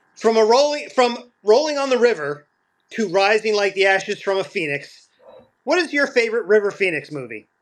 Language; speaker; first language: English; native; English